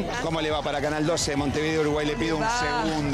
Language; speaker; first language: Spanish; native; Spanish